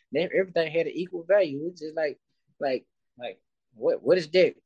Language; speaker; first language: English; native; English